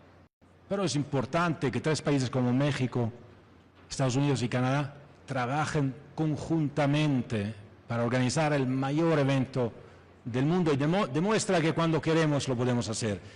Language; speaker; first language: Spanish; non-native, fluent; Italian